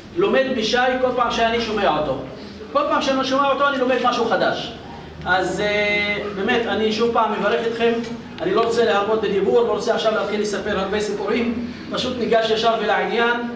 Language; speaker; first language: Hebrew; non-native, local second language; Arabic